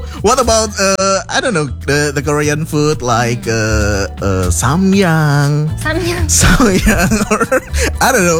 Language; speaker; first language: English; non-native, fluent; Indonesian